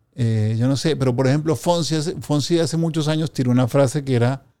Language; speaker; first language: Spanish; native; Spanish